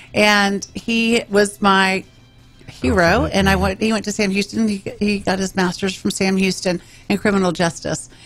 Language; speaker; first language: English; native; English